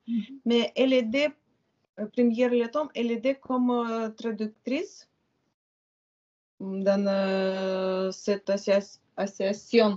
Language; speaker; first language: French; non-native, learner; Ukrainian